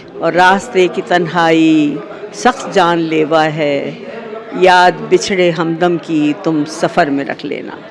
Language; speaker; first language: Urdu; native; Urdu